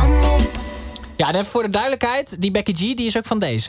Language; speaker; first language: Dutch; native; Dutch